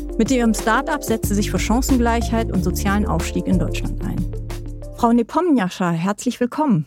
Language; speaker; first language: German; native; German